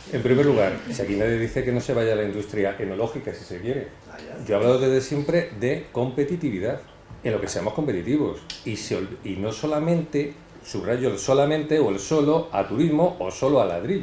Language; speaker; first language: Spanish; native; Spanish